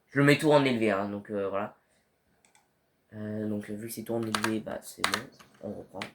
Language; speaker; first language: French; native; French